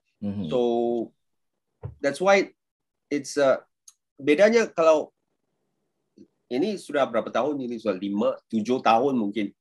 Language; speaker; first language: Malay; non-native, local second language; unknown